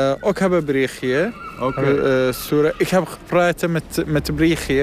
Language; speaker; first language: Dutch; non-native, learner; Arabic